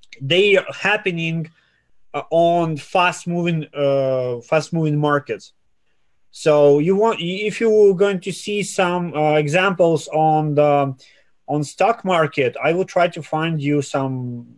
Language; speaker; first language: English; non-native, fluent; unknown